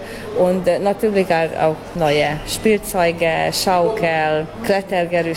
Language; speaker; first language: German; native; German